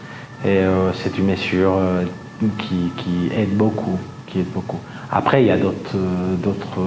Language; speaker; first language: French; non-native, fluent; Spanish